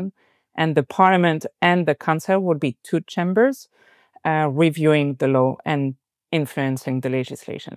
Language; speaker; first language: English; non-native, fluent; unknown